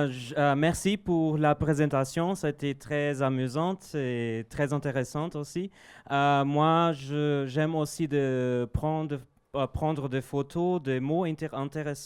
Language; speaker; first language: French; non-native, learner; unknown